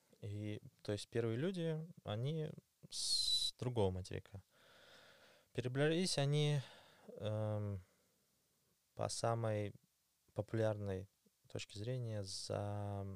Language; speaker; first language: Russian; native; Russian